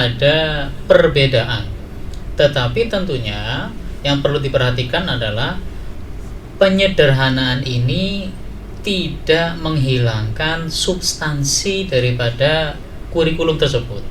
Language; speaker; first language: Indonesian; native; Indonesian